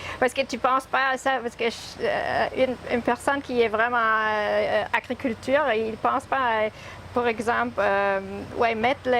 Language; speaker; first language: French; non-native, learner; English